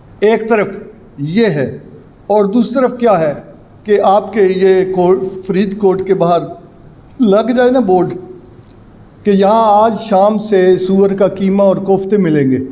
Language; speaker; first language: Urdu; non-native, local second language; Punjabi